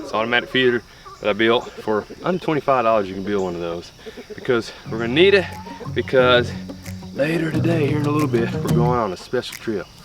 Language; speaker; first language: English; native; English